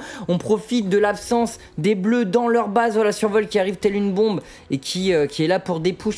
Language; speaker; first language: French; native; French